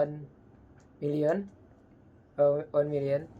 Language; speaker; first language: English; non-native, learner; Indonesian